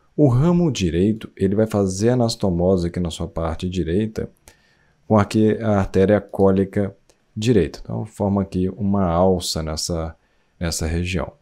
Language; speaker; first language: Portuguese; native; Portuguese